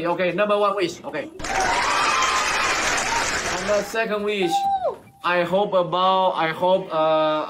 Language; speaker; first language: English; non-native, learner; Vietnamese